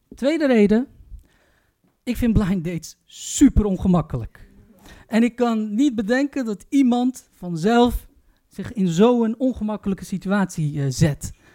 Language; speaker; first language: Dutch; early bilingual, other home language; Turkish